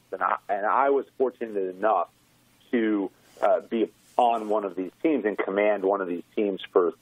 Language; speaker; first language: English; native; English